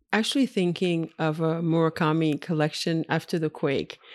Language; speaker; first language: English; early bilingual, other home language; Haitian Creole